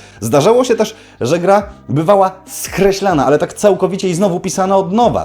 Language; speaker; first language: Polish; native; Polish